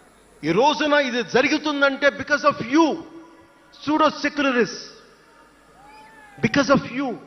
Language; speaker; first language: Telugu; native; Telugu